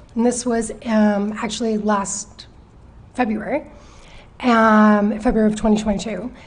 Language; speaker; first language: English; native; English